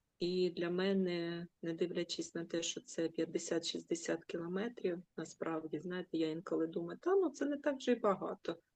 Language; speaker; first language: Ukrainian; non-native, local second language; Russian